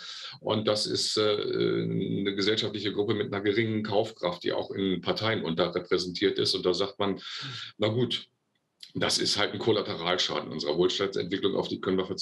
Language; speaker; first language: German; native; German